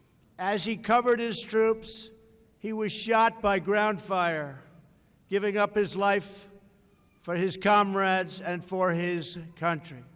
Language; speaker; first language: English; native; English